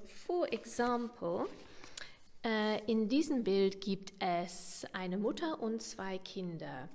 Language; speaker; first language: German; non-native, fluent; English